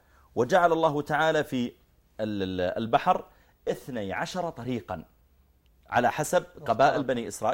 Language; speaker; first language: Arabic; native; Arabic